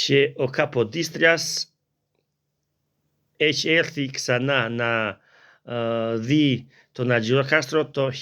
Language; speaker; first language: Greek; non-native, learner; Albanian